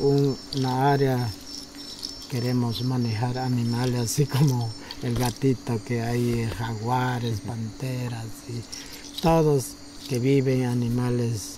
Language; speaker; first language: Spanish; non-native, local second language; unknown